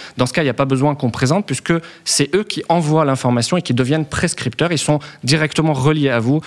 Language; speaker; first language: French; non-native, local second language; Arabic